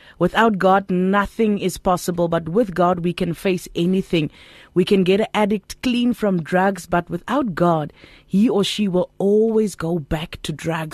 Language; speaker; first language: English; non-native, local second language; Afrikaans